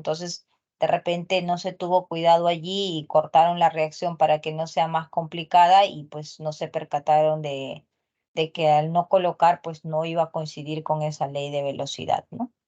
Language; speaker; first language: Spanish; native; Spanish